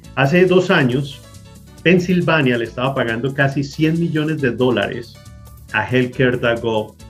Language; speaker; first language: Spanish; native; Spanish